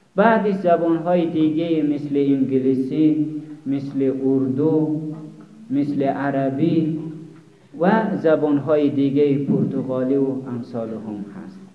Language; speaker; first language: Persian; native; Persian